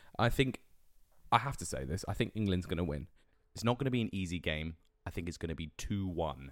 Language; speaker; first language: English; native; English